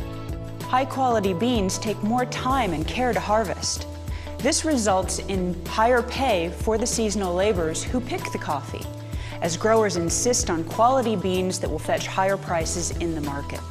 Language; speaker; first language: English; native; English